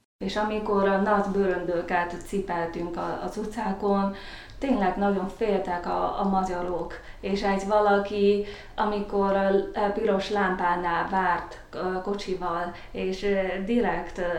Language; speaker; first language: Hungarian; non-native, learner; Chinese